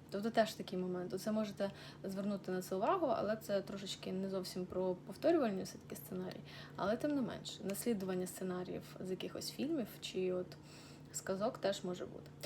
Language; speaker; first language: Ukrainian; non-native, local second language; Russian